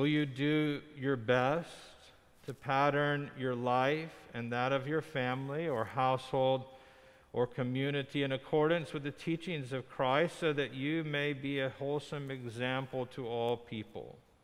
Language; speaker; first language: English; native; English